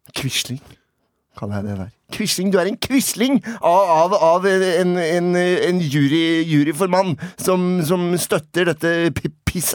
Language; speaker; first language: Norwegian; native; Norwegian